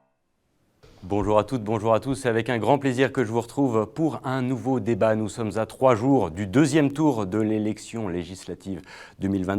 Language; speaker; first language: French; native; French